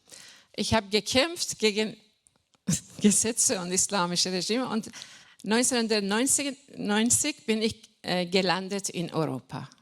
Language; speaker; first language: German; non-native, fluent; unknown